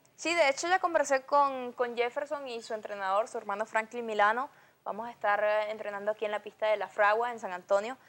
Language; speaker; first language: Spanish; native; Spanish